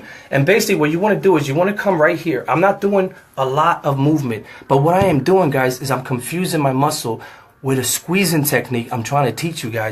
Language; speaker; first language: English; native; English